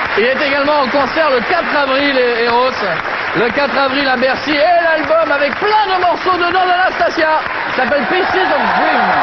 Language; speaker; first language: French; native; French